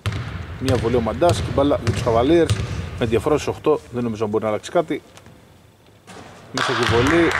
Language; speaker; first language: Greek; native; Greek